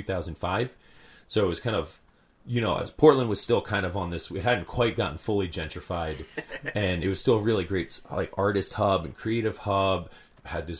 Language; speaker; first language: English; native; English